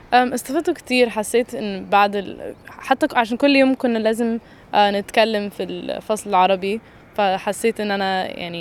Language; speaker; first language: Arabic; early bilingual, heritage; Arabic